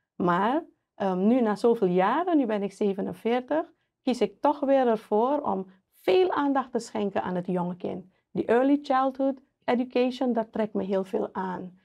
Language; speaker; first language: Dutch; native; Dutch